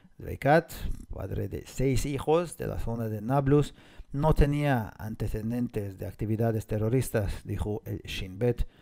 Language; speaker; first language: Spanish; non-native, fluent; Hungarian